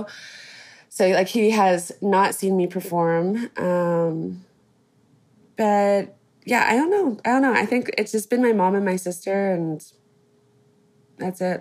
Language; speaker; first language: English; native; English